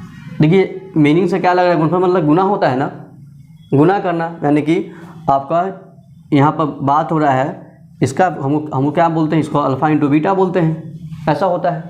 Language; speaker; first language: Hindi; native; Hindi